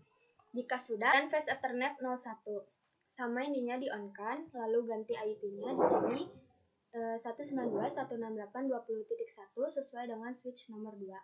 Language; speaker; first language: Indonesian; native; Indonesian